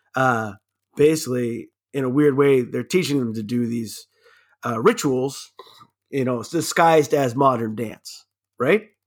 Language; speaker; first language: English; early bilingual, other home language; German